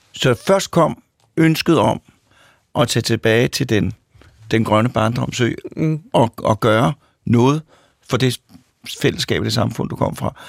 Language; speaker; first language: Danish; native; Danish